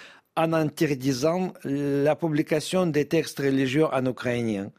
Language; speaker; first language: French; non-native, fluent; Russian